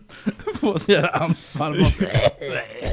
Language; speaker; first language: Swedish; native; Swedish